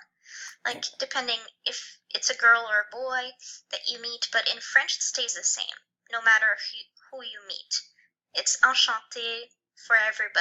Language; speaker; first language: English; non-native, fluent; French